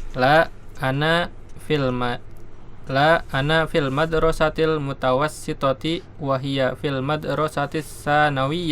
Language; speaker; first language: Arabic; non-native, learner; Indonesian